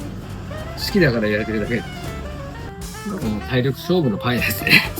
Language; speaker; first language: Japanese; native; Japanese